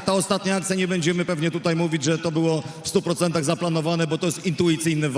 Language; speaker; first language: Polish; native; Polish